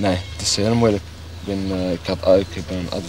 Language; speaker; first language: Dutch; non-native, learner; Arabic